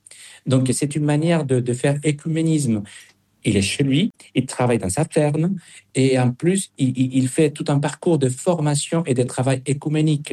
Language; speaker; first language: French; non-native, fluent; Spanish